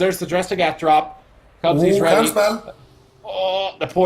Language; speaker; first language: English; native; English